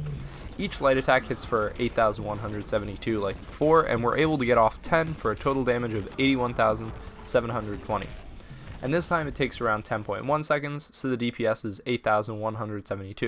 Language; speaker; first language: English; native; English